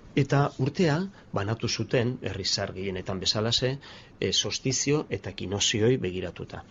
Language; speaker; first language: Basque; non-native, local second language; Spanish